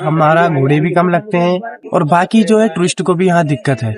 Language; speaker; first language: Hindi; native; Hindi